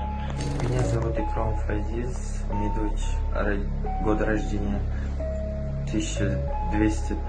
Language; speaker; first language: Russian; non-native, learner; Uzbek